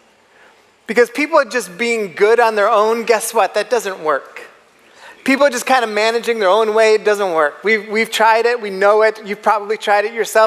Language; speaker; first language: English; native; English